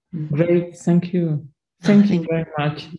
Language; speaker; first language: English; non-native, learner; Spanish